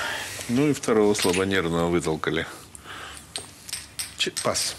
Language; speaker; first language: Russian; native; Russian